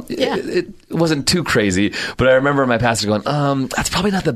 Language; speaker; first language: English; native; English